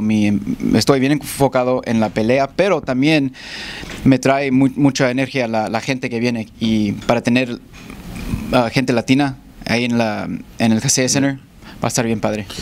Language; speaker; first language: Spanish; early bilingual, heritage; Spanish